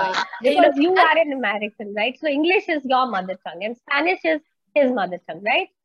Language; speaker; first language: English; non-native, local second language; Hindi